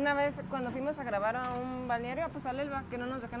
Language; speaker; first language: Spanish; native; Spanish